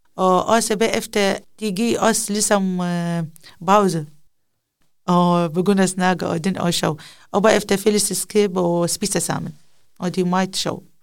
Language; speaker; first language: Danish; non-native, learner; Arabic